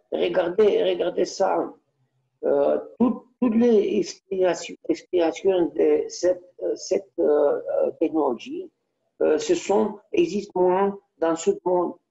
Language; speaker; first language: French; non-native, learner; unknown